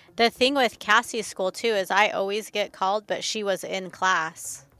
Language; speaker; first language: English; native; English